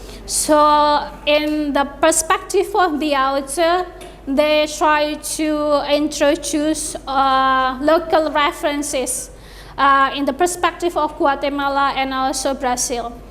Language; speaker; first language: English; non-native, fluent; Indonesian